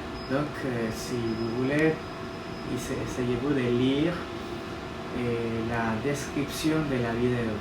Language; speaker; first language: French; non-native, fluent; Spanish